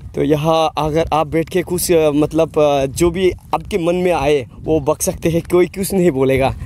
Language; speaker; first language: Hindi; non-native, local second language; Bangla